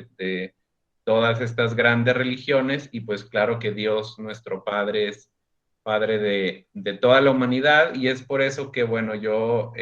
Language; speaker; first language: Spanish; native; Spanish